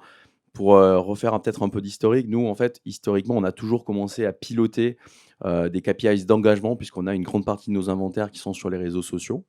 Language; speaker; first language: French; native; French